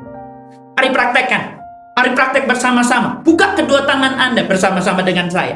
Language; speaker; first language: Indonesian; native; Indonesian